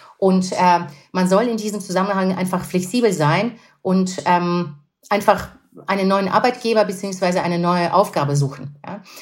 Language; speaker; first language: German; non-native, fluent; Russian